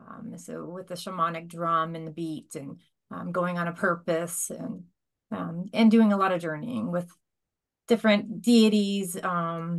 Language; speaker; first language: English; native; English